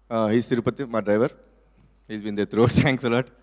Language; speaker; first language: Telugu; native; Telugu